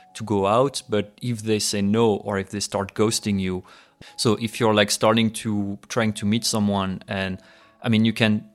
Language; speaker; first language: English; non-native, fluent; French